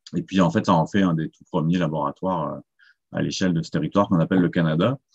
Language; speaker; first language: French; native; French